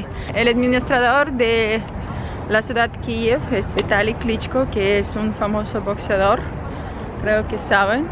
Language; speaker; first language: Spanish; non-native, fluent; Ukrainian